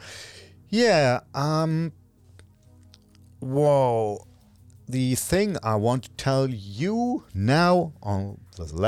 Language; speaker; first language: English; non-native, learner; German